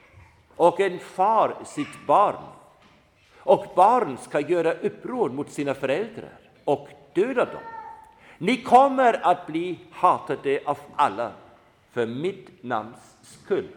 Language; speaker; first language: Swedish; non-native, fluent; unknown